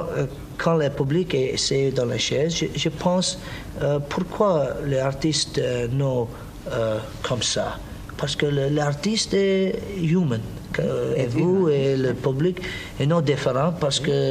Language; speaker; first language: French; non-native, learner; English